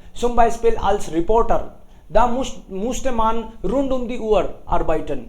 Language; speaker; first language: German; non-native, fluent; Hindi